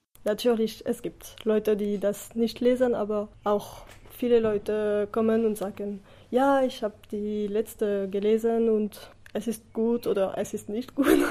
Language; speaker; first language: German; non-native, learner; French